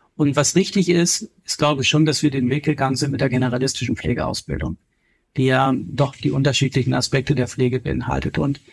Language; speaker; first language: German; native; German